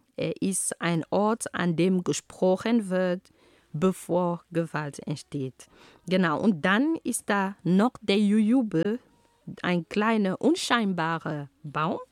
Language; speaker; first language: German; non-native, fluent; Ghomala